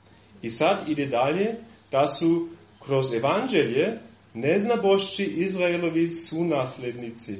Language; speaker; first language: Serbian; non-native, fluent; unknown